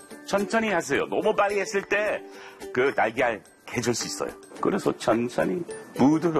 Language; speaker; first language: Korean; non-native, fluent; English